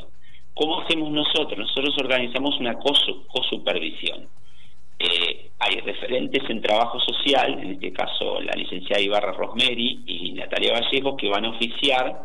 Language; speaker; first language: Spanish; native; Spanish